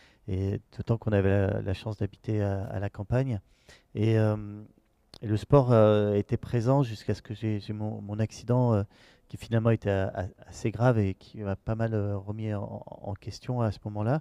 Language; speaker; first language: French; native; French